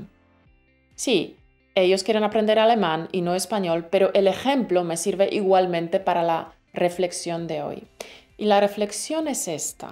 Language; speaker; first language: Spanish; native; Spanish